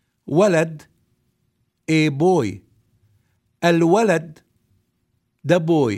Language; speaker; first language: English; non-native, fluent; Arabic